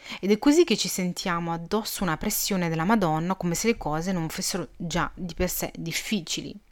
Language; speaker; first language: Italian; early bilingual, other home language; Arabic